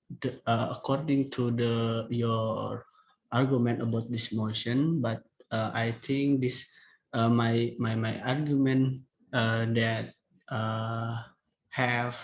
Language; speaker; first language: English; non-native, learner; Indonesian